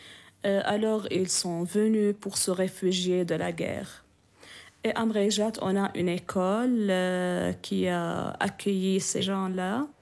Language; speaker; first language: French; non-native, local second language; Arabic